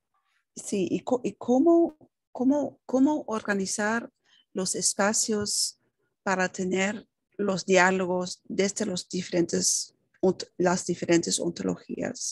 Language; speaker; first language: Spanish; non-native, fluent; Dutch